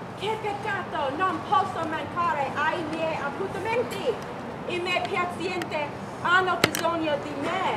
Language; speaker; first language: Italian; non-native, learner; English